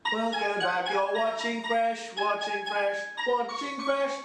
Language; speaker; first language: English; native; English